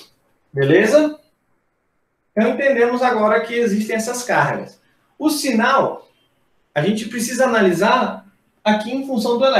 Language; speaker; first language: Portuguese; native; Portuguese